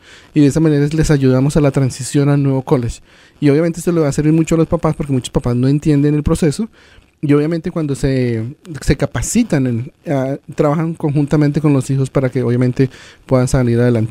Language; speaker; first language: Spanish; native; Spanish